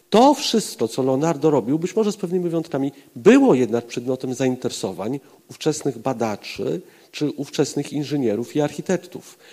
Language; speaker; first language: Polish; native; Polish